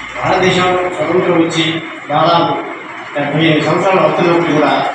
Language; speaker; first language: Telugu; non-native, local second language; Lambadi